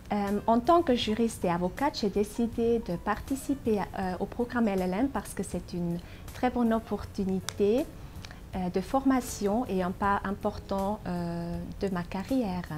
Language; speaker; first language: French; non-native, local second language; German